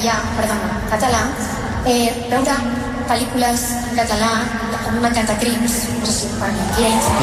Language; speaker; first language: Catalan; non-native, local second language; Spanish